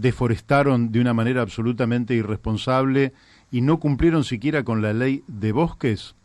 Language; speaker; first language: Spanish; native; Spanish